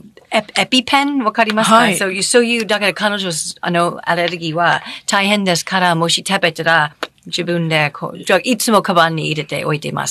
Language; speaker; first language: Japanese; non-native, fluent; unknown